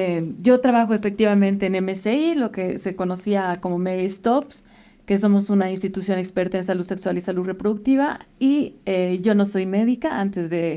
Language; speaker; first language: Spanish; native; Spanish